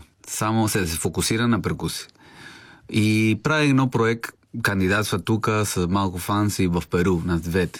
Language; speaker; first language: Bulgarian; non-native, learner; Spanish